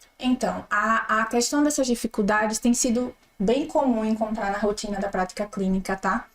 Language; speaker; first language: Portuguese; native; Portuguese